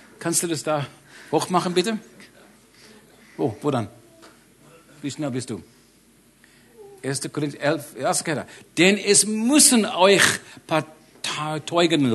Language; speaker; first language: German; non-native, learner; English